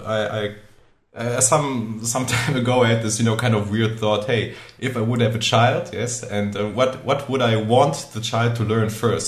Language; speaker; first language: English; non-native, fluent; German